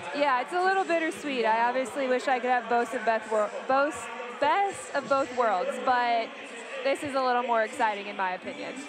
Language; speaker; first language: English; native; English